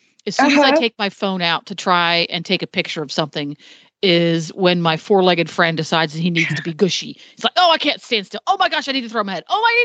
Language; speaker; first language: English; native; English